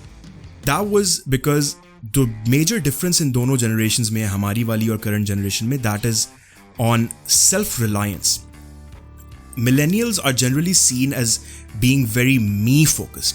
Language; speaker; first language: English; non-native, local second language; Urdu